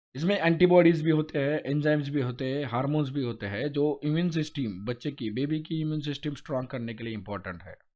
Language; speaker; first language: Hindi; non-native, local second language; Marathi